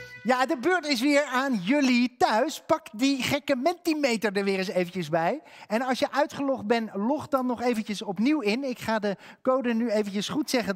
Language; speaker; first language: Dutch; native; Dutch